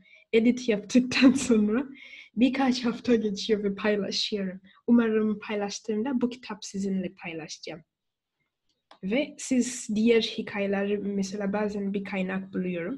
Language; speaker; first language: Turkish; non-native, fluent; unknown